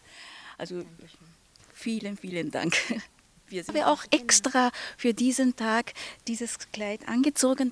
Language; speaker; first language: German; non-native, fluent; Japanese